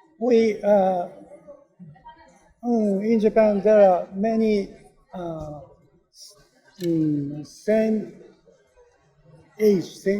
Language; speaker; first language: English; non-native, learner; Japanese